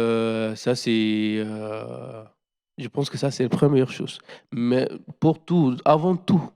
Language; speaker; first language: French; non-native, learner; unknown